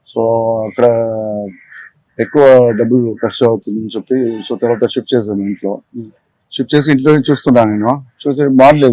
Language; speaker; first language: Telugu; non-native, local second language; Tamil